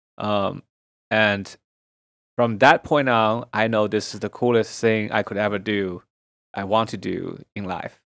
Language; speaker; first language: English; non-native, fluent; Chinese